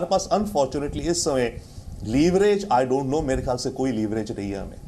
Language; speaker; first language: Hindi; native; Hindi